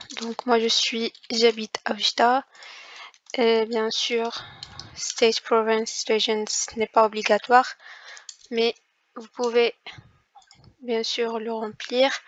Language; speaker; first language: French; non-native, local second language; Arabic